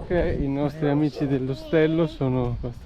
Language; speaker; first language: Italian; native; Italian